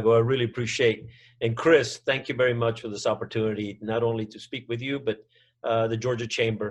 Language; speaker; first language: English; non-native, fluent; Spanish